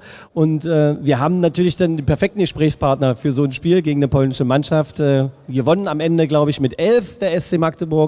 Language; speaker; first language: German; native; German